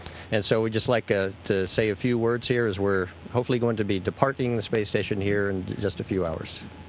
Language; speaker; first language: English; native; English